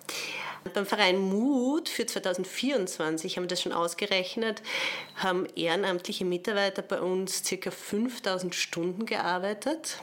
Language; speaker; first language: German; native; German